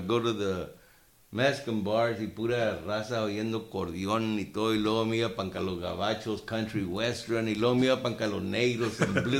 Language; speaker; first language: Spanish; early bilingual, heritage; Spanish